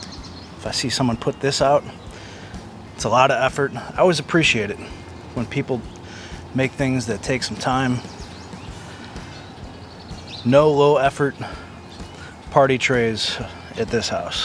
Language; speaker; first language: English; native; English